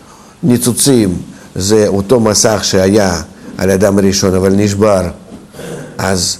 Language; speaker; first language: Hebrew; non-native, fluent; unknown